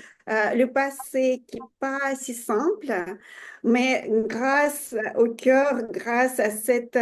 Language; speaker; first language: French; non-native, fluent; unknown